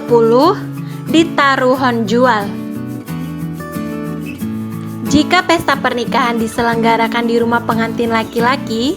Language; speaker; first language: Indonesian; native; Indonesian